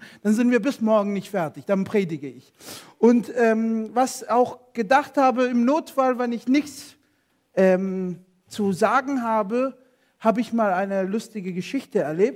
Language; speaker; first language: German; non-native, fluent; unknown